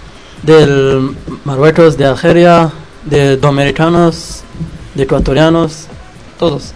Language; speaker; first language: Spanish; non-native, learner; Arabic